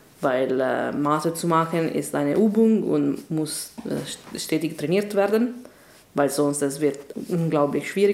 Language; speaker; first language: German; non-native, fluent; Italian